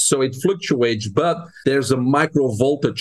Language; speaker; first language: English; non-native, fluent; Dutch